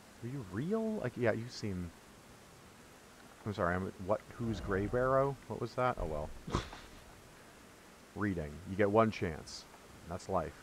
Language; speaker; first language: English; native; English